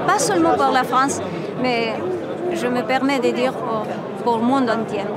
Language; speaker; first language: French; non-native, fluent; Armenian